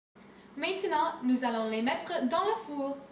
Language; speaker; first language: French; non-native, learner; English